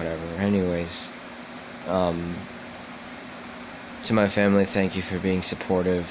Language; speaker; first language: English; native; English